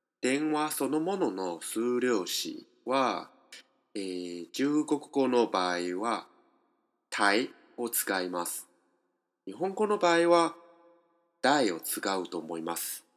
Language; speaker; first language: Japanese; non-native, fluent; Chinese